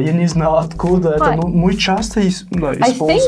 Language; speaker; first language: Russian; non-native, fluent; English